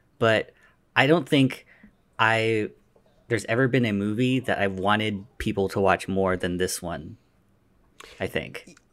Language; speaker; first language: English; native; English